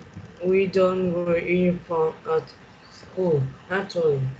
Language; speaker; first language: English; non-native, learner; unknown